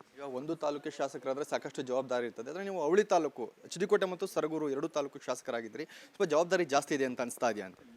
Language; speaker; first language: Kannada; native; Kannada